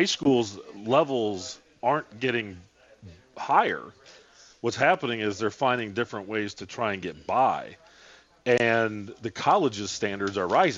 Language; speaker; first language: English; native; English